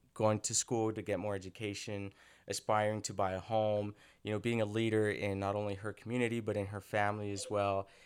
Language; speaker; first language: English; early bilingual, other home language; Spanish